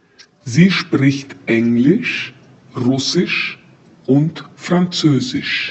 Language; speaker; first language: German; non-native, fluent; Spanish